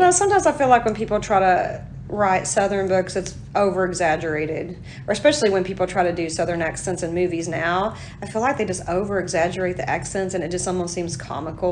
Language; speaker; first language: English; native; English